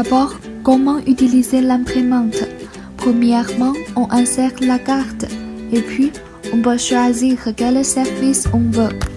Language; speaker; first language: French; non-native, learner; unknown